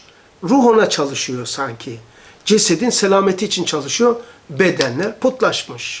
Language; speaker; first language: Turkish; native; Turkish